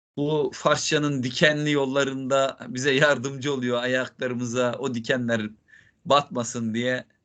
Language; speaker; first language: Turkish; native; Turkish